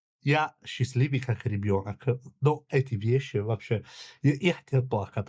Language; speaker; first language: Russian; non-native, learner; Italian